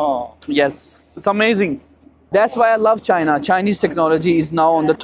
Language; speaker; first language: English; non-native, learner; Punjabi